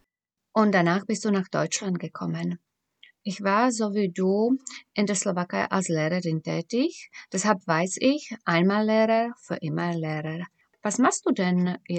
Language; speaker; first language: German; non-native, fluent; Slovak